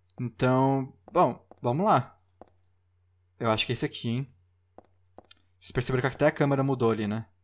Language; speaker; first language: Portuguese; native; Portuguese